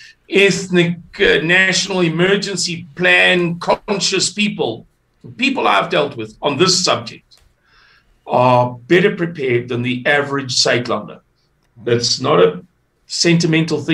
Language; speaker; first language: English; native; English